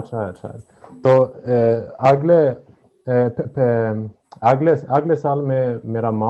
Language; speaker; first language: Hindi; non-native, learner; Swedish